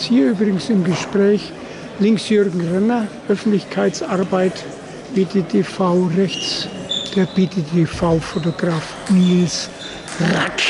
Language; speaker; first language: German; native; German